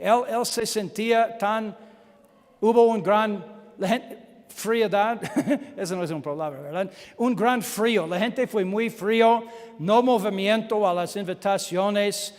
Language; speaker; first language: Spanish; non-native, learner; English